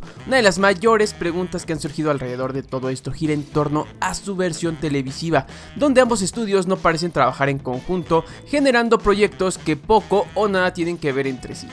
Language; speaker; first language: Spanish; native; Spanish